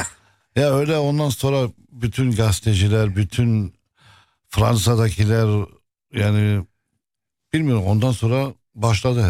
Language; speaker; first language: Turkish; non-native, fluent; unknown